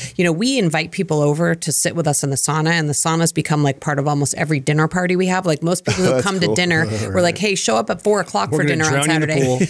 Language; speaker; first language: English; native; English